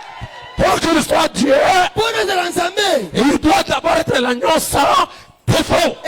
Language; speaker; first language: French; non-native, local second language; Lingala